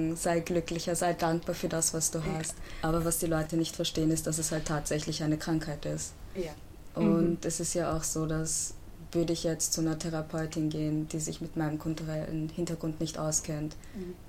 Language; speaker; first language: German; native; German